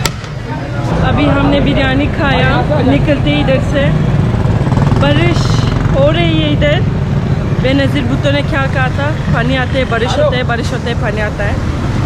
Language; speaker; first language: Hindi; non-native, learner; Turkish